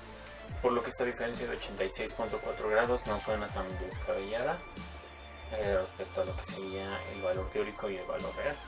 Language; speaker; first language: Spanish; native; Spanish